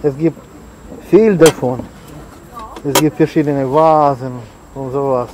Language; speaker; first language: German; non-native, fluent; Russian